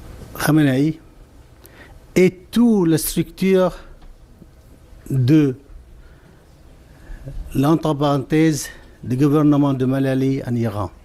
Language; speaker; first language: French; non-native, fluent; Arabic